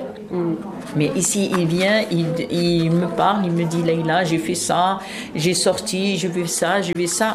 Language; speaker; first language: French; non-native, fluent; Arabic